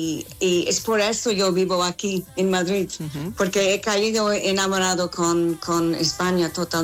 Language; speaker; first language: Spanish; non-native, learner; English